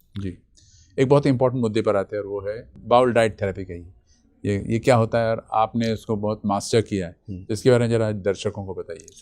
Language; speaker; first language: Hindi; native; Hindi